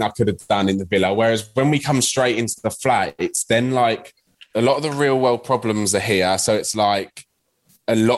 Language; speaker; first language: English; native; English